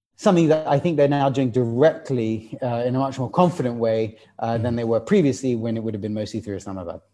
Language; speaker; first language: English; native; English